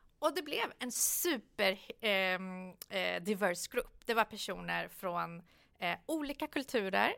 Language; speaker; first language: Swedish; early bilingual, other home language; Persian